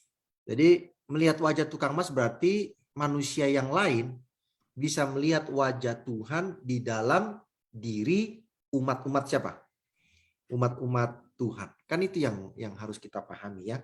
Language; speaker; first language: Indonesian; native; Indonesian